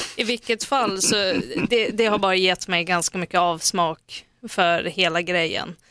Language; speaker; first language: Swedish; native; Swedish